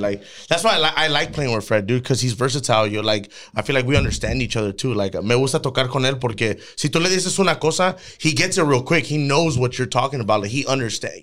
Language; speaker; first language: English; early bilingual, other home language; Spanish